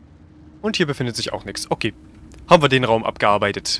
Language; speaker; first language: German; native; German